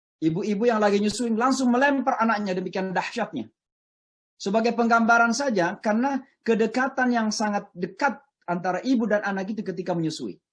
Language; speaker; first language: Indonesian; non-native, local second language; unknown